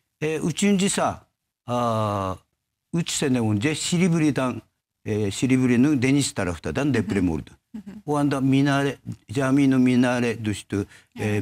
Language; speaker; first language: Turkish; non-native, learner; Japanese